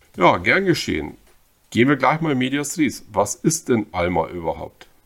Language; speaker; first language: German; native; German